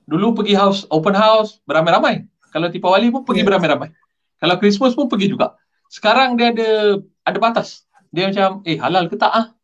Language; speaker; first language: Malay; non-native, local second language; Tamil